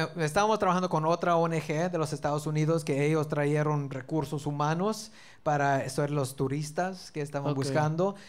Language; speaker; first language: Spanish; early bilingual, heritage; Spanish